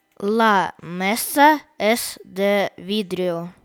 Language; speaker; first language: Spanish; non-native, learner; Russian